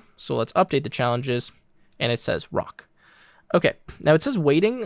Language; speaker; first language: English; native; English